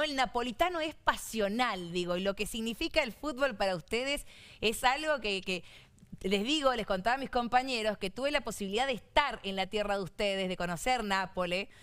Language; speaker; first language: Spanish; native; Spanish